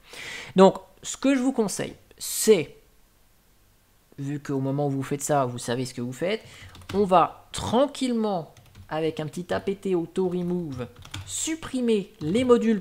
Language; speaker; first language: French; native; French